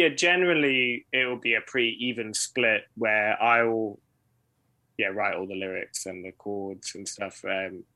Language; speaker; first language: English; native; English